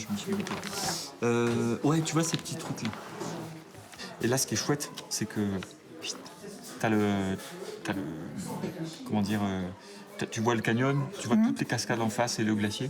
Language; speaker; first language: French; native; French